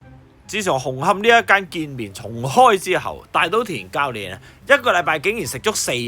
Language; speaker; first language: Cantonese; native; Cantonese